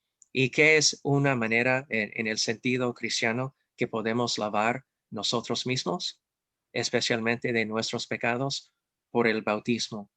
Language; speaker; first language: Spanish; non-native, fluent; English